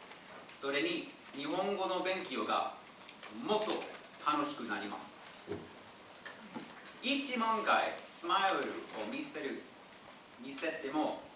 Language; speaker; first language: Japanese; non-native, learner; English